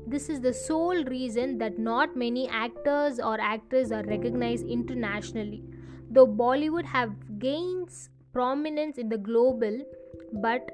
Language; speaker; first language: English; non-native, local second language; Tamil